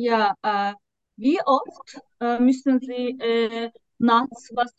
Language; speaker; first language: German; non-native, learner; Turkish